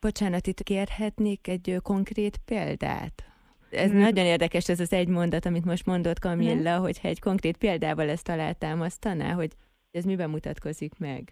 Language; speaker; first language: Hungarian; native; Hungarian